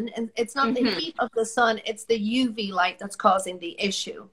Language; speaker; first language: English; native; English